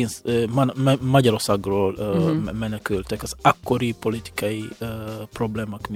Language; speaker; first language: Hungarian; non-native, fluent; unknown